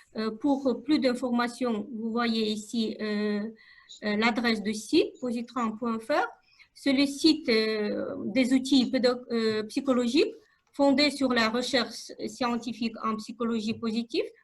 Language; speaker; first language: French; non-native, fluent; Russian